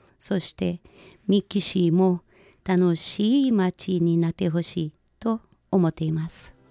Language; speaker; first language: Japanese; non-native, fluent; Portuguese